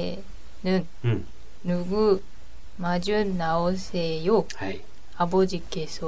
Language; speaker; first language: Korean; non-native, learner; Japanese